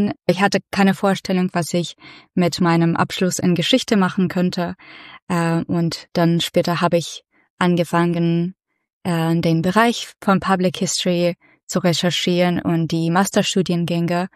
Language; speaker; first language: German; non-native, fluent; Russian